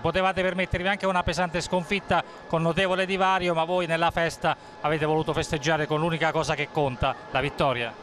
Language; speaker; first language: Italian; native; Italian